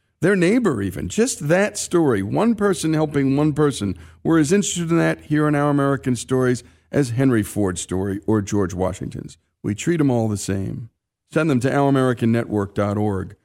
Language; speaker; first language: English; native; English